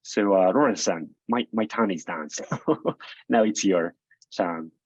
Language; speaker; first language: English; non-native, fluent; Japanese